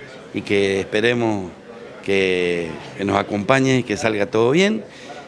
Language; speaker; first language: Spanish; native; Spanish